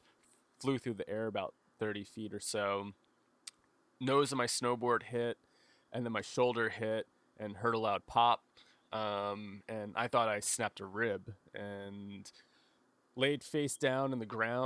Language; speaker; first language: English; native; English